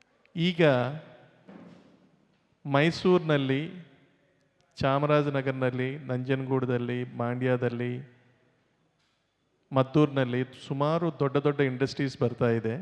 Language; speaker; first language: Kannada; non-native, local second language; Telugu